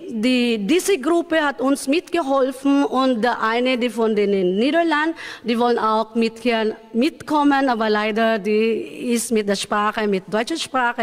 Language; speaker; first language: German; non-native, learner; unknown